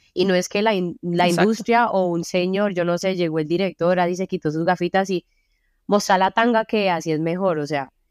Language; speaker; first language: Spanish; native; Spanish